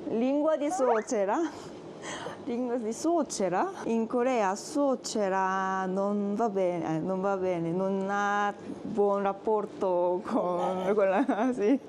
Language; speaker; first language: Italian; non-native, learner; Korean